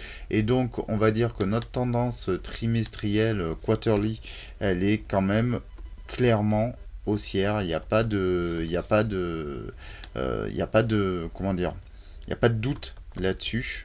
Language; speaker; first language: French; native; French